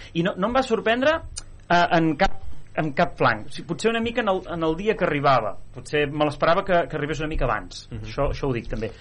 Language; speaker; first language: Catalan; native; Catalan